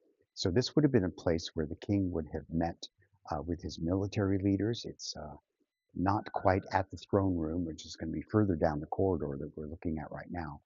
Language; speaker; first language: English; native; English